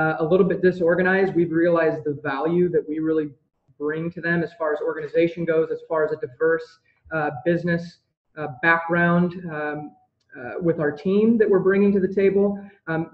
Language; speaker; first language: English; native; English